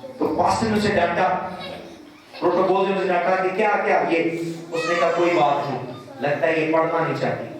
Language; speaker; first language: Urdu; non-native, local second language; Punjabi